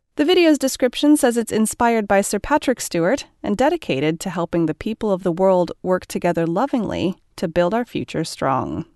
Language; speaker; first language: English; native; English